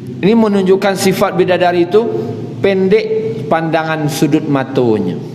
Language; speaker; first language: Malay; non-native, local second language; Minangkabau